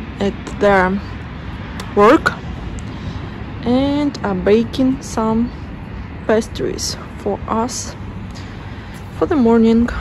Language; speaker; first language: English; non-native, fluent; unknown